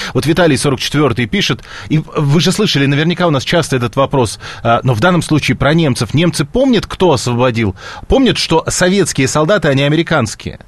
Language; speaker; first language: Russian; native; Russian